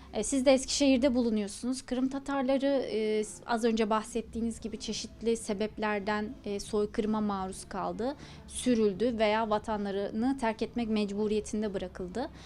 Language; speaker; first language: Turkish; native; Turkish